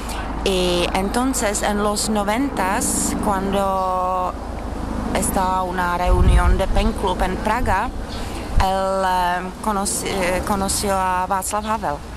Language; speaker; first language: Spanish; non-native, learner; Czech